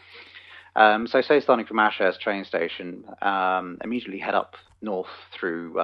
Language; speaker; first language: English; native; English